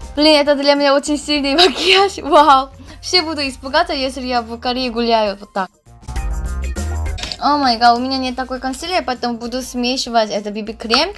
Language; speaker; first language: Russian; non-native, learner; Korean